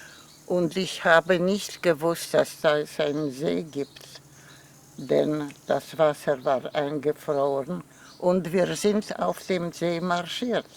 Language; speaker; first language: German; non-native, fluent; Polish